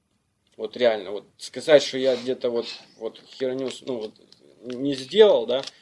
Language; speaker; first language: Russian; native; Russian